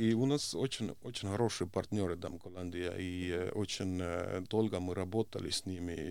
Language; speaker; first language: Russian; non-native, local second language; Estonian